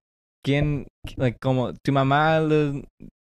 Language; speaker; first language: Spanish; early bilingual, heritage; English